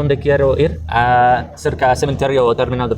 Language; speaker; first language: Spanish; non-native, learner; English